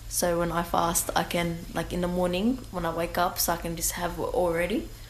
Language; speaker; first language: English; native; English